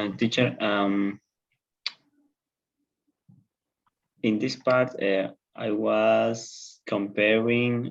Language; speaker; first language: English; non-native, learner; Spanish